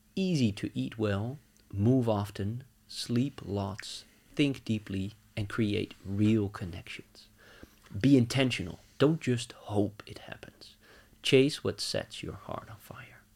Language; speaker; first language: English; non-native, fluent; Dutch